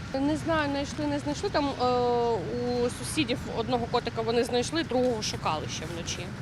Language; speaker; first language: Ukrainian; non-native, local second language; Russian